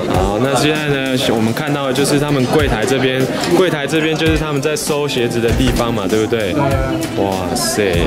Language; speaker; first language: Chinese; native; Chinese